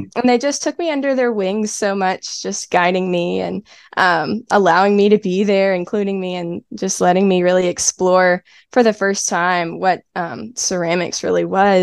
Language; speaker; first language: English; native; English